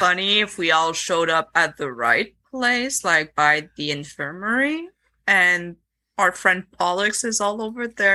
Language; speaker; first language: English; non-native, fluent; French